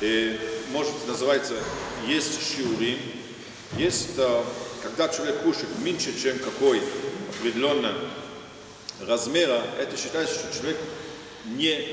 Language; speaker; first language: Russian; non-native, fluent; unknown